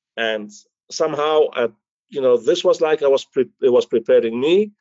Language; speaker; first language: English; early bilingual, other home language; Dutch